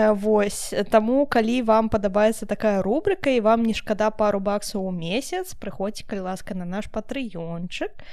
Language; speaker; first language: Belarusian; non-native, local second language; Russian